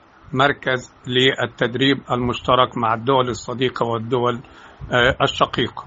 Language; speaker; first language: Arabic; native; Arabic